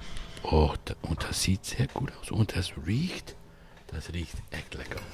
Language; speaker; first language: German; non-native, learner; English